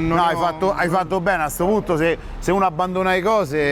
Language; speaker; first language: Italian; native; Italian